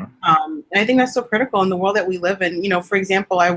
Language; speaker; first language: English; native; English